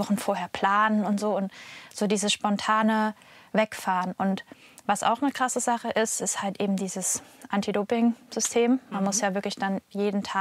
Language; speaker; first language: German; native; German